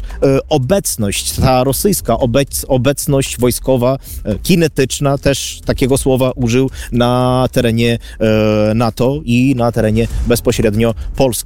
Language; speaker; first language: Polish; non-native, fluent; Ukrainian